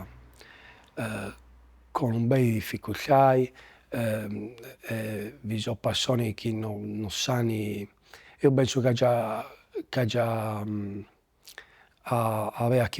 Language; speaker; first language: Italian; native; Italian